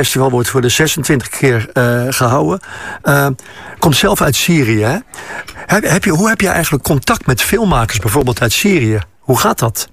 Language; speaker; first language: Dutch; native; Dutch